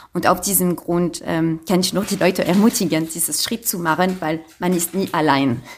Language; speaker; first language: German; non-native, fluent; French